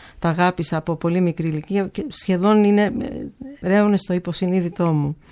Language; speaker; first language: Greek; early bilingual, heritage; Greek